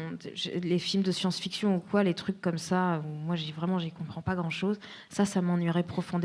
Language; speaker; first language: French; native; French